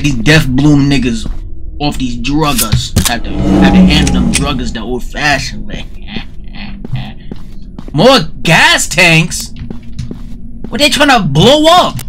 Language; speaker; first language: English; native; English